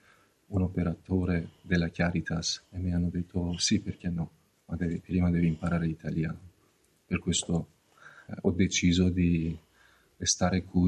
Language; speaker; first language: Italian; non-native, learner; Persian